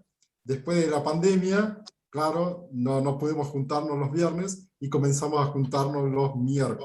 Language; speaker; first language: Spanish; native; Spanish